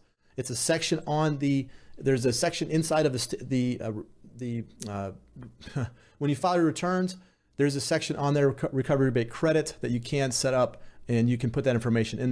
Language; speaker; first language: English; native; English